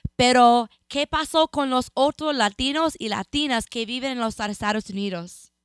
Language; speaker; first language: Spanish; early bilingual, heritage; Spanish